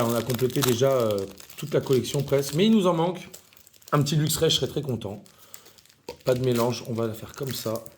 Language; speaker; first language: French; native; French